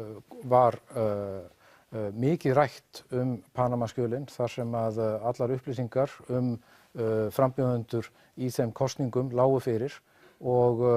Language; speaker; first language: Icelandic; native; Icelandic